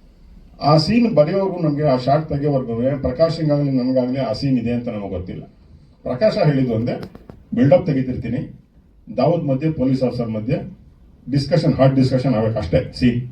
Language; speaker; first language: Kannada; native; Kannada